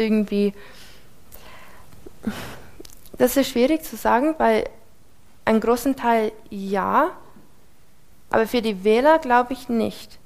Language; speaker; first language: German; non-native, fluent; English